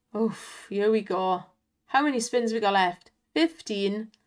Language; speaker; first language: English; native; English